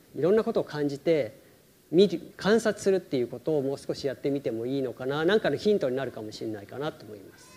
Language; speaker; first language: Japanese; native; Japanese